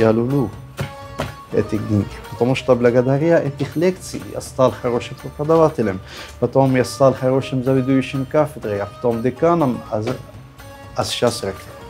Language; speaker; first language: Russian; non-native, fluent; Arabic